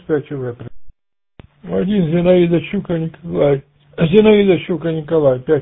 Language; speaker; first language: Russian; native; Russian